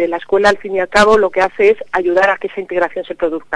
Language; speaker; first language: Spanish; native; Spanish